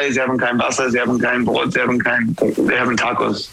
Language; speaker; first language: German; non-native, learner; English